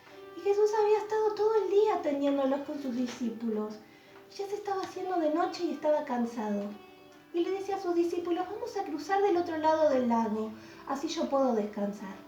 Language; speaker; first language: Spanish; native; Spanish